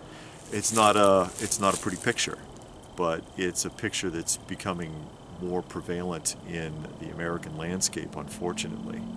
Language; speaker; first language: English; native; English